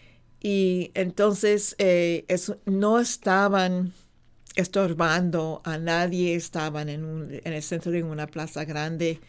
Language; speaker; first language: Spanish; non-native, fluent; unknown